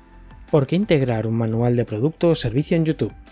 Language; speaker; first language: Spanish; native; Spanish